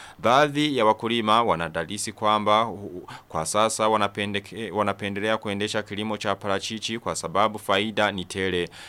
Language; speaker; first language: Swahili; non-native, local second language; Rundi